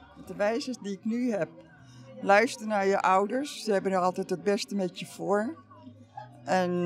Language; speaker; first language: Dutch; native; Dutch